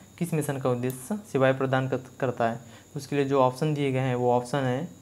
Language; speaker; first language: Hindi; native; Hindi